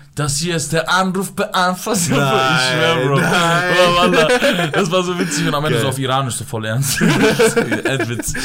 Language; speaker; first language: German; early bilingual, other home language; Persian